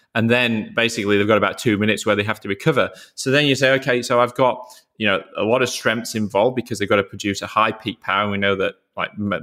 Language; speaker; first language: English; native; English